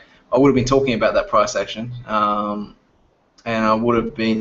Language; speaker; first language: English; native; English